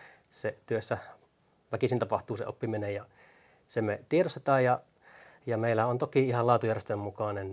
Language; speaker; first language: Finnish; native; Finnish